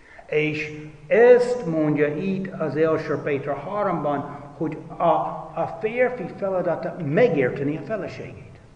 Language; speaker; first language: Hungarian; non-native, fluent; English